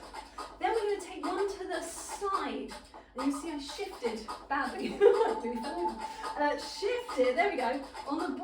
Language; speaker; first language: English; native; English